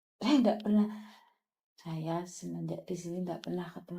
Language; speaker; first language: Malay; non-native, local second language; Javanese